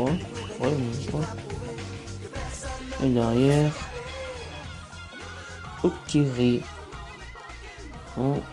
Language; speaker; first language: French; native; French